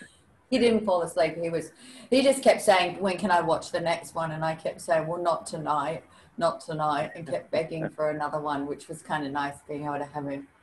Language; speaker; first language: English; native; English